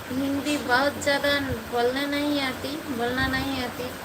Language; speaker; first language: Hindi; non-native, local second language; Bangla